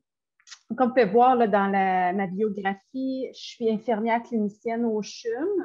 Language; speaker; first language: French; native; French